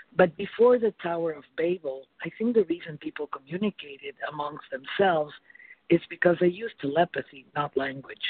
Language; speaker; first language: English; non-native, fluent; Spanish